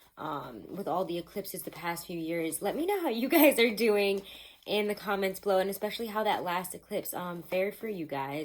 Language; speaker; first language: English; native; English